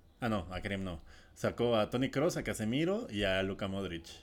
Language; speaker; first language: Spanish; native; Spanish